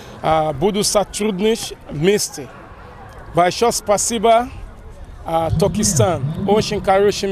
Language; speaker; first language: Russian; non-native, learner; Kazakh